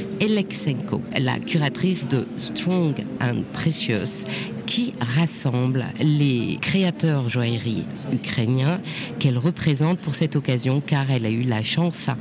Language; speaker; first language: French; native; French